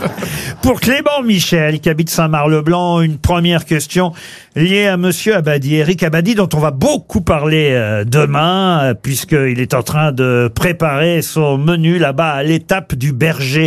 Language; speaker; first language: French; native; French